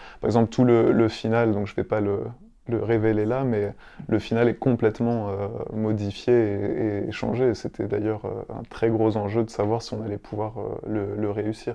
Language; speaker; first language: French; native; French